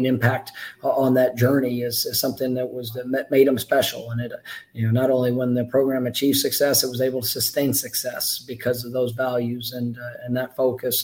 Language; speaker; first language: English; native; English